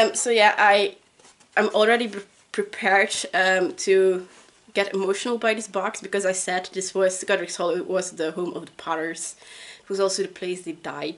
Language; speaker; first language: English; non-native, fluent; Dutch